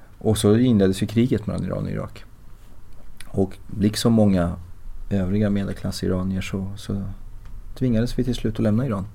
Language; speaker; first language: Swedish; early bilingual, other home language; Persian